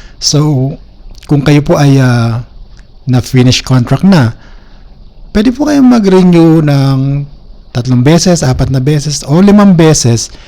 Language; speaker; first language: Filipino; native; Filipino